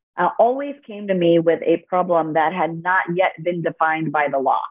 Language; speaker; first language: English; early bilingual, other home language; Spanish